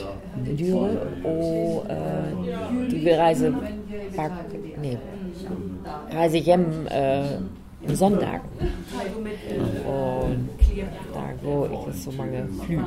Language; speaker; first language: Norwegian; non-native, learner; German